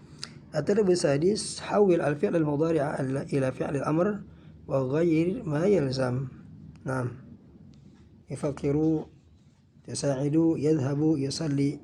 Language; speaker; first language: Arabic; non-native, fluent; Indonesian